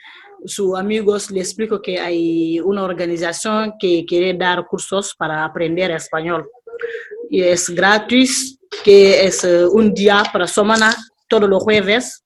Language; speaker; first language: Spanish; non-native, learner; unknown